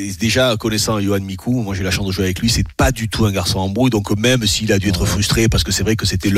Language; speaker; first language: French; native; French